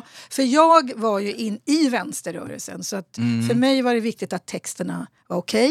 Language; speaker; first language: Swedish; native; Swedish